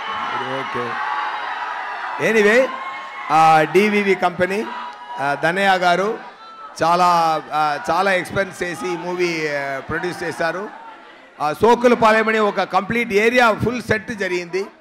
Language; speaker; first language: Telugu; non-native, learner; Tamil